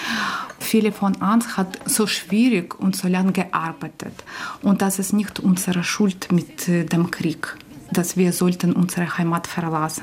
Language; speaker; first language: German; non-native, learner; Ukrainian